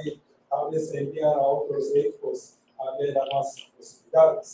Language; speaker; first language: Spanish; non-native, learner; Japanese